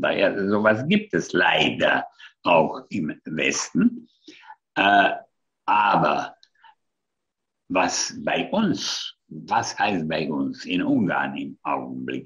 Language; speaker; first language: German; non-native, fluent; Hungarian